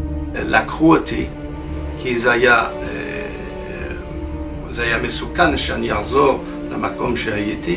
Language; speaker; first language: Hebrew; non-native, fluent; French